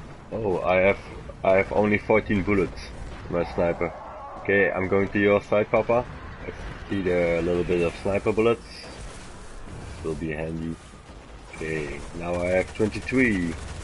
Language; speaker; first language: English; non-native, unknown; Dutch